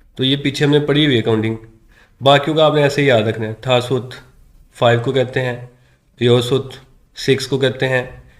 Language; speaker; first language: Urdu; non-native, local second language; Punjabi